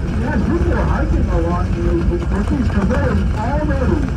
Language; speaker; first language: English; native; English